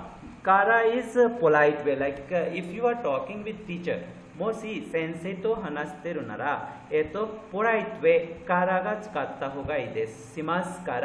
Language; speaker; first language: Japanese; non-native, fluent; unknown